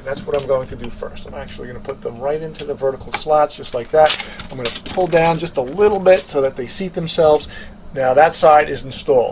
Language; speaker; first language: English; native; English